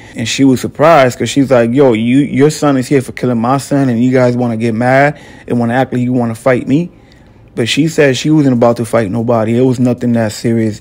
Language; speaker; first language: English; native; English